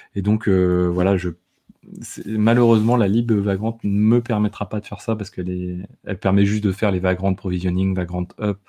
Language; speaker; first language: French; native; French